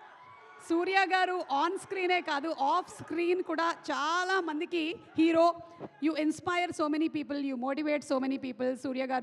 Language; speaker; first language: Telugu; native; Telugu